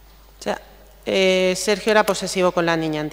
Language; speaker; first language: Spanish; native; Spanish